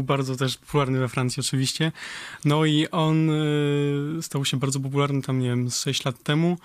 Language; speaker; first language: Polish; early bilingual, heritage; Polish